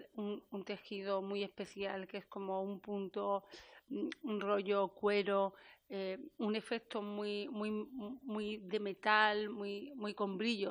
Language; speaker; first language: Spanish; native; Spanish